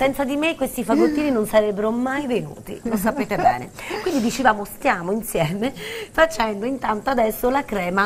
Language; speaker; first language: Italian; native; Italian